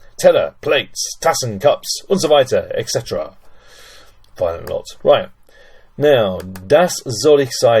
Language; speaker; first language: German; non-native, fluent; English